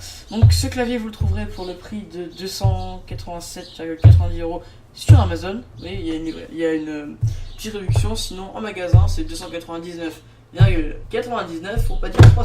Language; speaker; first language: French; native; French